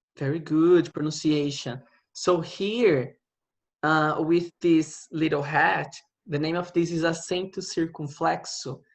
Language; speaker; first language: English; non-native, fluent; Portuguese